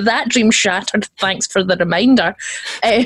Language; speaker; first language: English; native; English